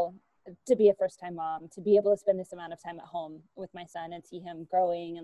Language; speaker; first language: English; native; English